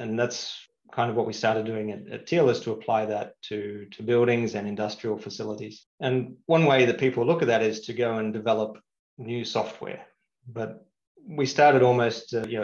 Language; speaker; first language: English; native; English